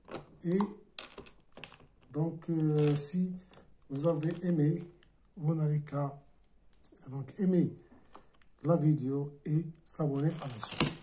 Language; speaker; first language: French; non-native, local second language; Arabic